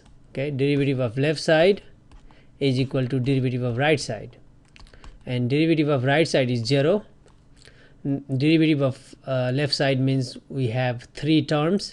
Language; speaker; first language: English; non-native, fluent; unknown